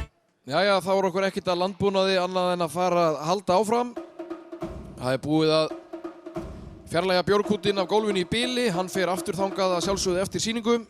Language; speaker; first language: Icelandic; native; Icelandic